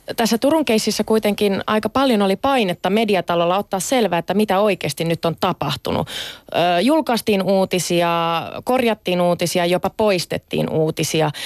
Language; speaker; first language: Finnish; early bilingual, other home language; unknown